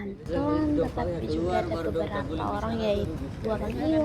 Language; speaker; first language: Indonesian; native; Indonesian